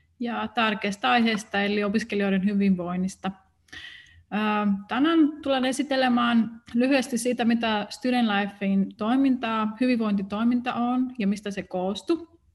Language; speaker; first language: Finnish; non-native, fluent; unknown